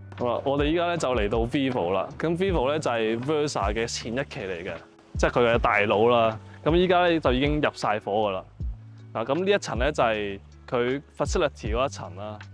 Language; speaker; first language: Cantonese; native; Cantonese